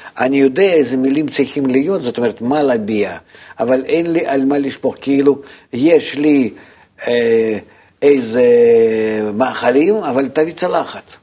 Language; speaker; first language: Hebrew; non-native, fluent; Russian